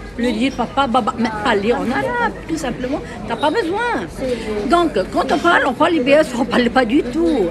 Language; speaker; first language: French; non-native, local second language; Arabic